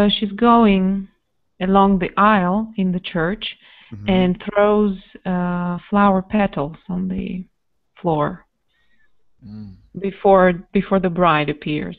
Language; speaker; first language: English; non-native, fluent; Russian